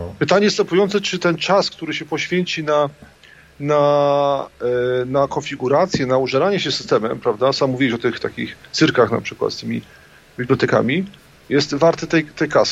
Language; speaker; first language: Polish; native; Polish